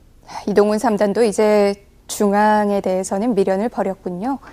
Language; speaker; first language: Korean; native; Korean